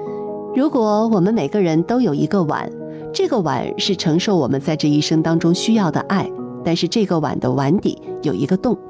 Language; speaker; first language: Chinese; native; Chinese